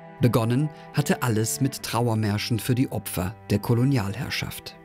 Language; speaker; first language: German; native; German